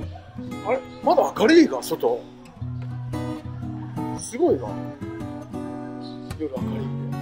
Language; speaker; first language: Japanese; native; Japanese